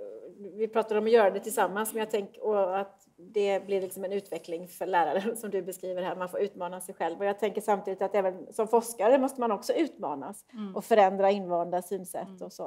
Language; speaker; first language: Swedish; native; Swedish